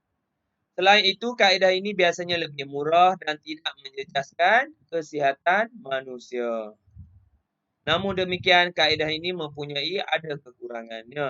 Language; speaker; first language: Malay; native; Malay